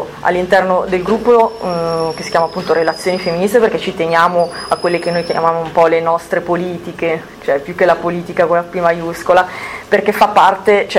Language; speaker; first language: Italian; native; Italian